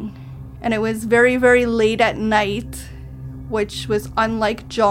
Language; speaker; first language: English; native; English